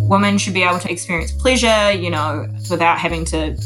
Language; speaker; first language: English; native; English